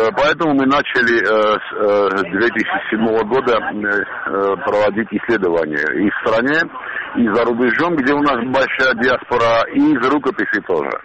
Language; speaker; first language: Russian; non-native, local second language; Armenian